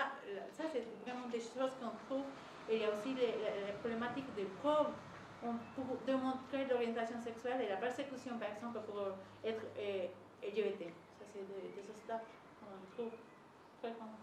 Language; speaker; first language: French; non-native, learner; Spanish